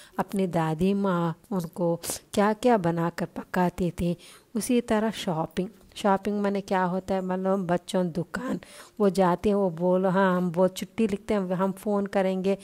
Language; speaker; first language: Hindi; non-native, local second language; Telugu